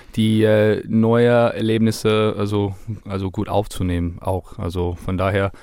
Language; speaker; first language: German; non-native, fluent; English